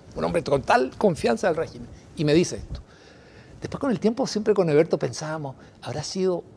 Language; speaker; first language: Spanish; native; Spanish